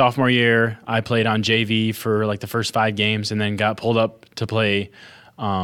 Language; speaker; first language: English; native; English